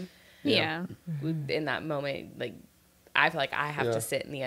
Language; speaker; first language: English; native; English